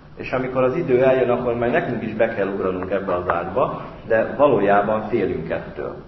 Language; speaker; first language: Hungarian; native; Hungarian